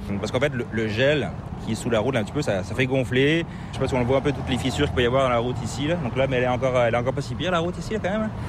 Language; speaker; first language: French; native; French